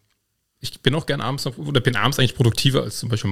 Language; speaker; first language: German; native; German